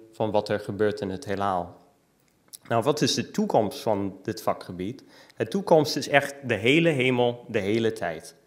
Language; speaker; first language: Dutch; non-native, fluent; English